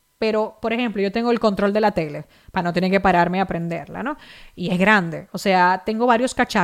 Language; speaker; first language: Spanish; native; Spanish